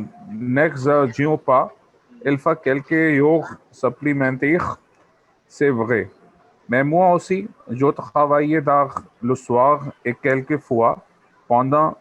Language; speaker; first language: French; non-native, learner; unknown